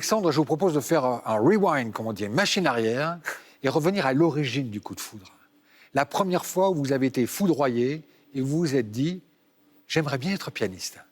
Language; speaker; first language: French; native; French